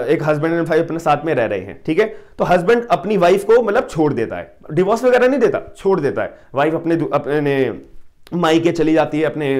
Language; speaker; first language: Hindi; native; Hindi